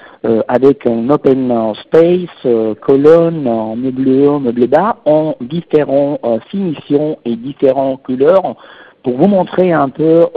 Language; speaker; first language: French; non-native, fluent; Italian